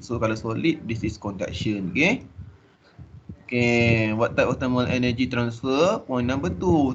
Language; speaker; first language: English; non-native, local second language; Malay